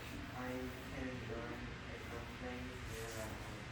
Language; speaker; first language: English; non-native, learner; Korean